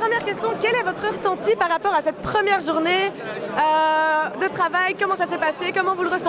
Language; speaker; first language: French; native; French